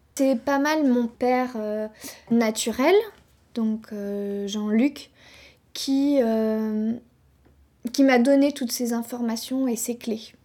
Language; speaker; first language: French; native; French